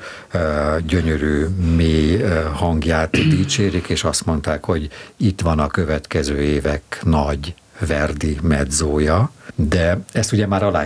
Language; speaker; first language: Hungarian; native; Hungarian